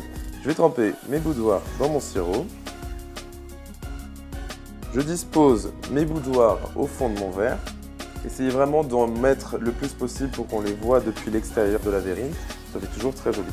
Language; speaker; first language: French; native; French